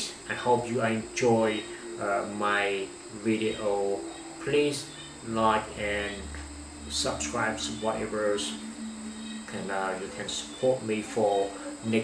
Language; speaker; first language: English; non-native, learner; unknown